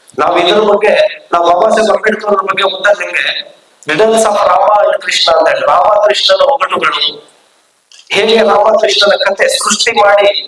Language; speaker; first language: Kannada; non-native, local second language; Lambadi